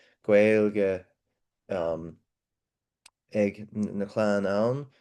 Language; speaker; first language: Irish; non-native, learner; English